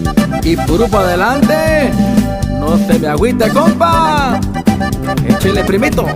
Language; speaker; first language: Spanish; native; Spanish